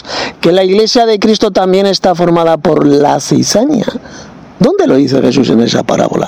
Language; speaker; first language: Spanish; native; Spanish